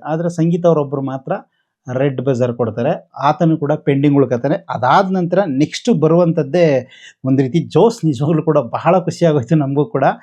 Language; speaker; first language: Kannada; native; Kannada